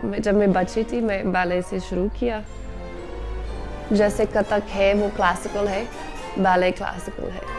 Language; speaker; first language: Urdu; non-native, learner; English